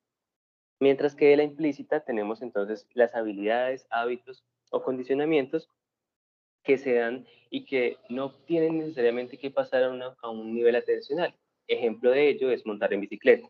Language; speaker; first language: Spanish; native; Spanish